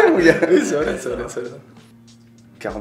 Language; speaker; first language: French; non-native, learner; Slovenian